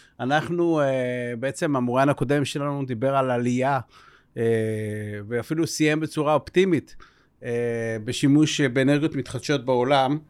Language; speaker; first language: Hebrew; native; Hebrew